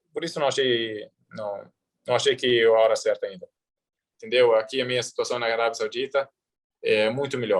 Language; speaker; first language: Portuguese; early bilingual, heritage; Arabic